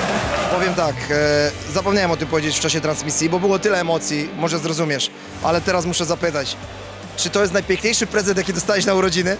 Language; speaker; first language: Polish; native; Polish